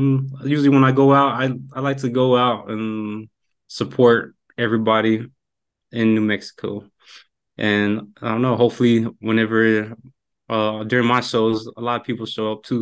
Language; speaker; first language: English; native; English